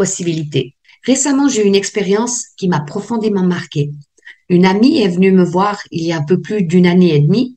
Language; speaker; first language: French; native; French